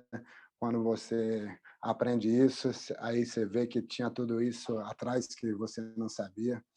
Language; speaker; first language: Portuguese; non-native, fluent; French